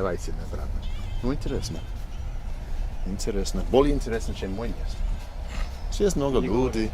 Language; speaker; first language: Russian; non-native, learner; English